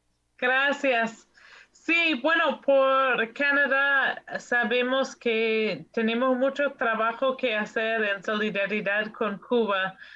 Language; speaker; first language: Spanish; non-native, learner; English